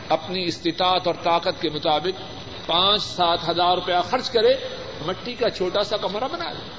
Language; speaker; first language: Urdu; native; Urdu